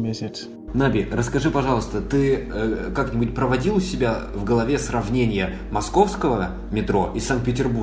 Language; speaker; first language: Russian; native; Russian